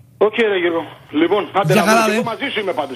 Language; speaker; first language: Greek; native; Greek